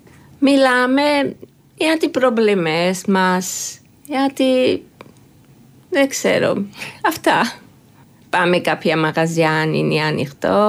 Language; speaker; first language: Greek; non-native, learner; Georgian